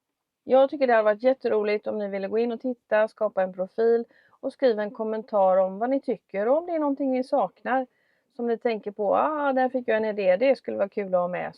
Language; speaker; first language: Swedish; native; Swedish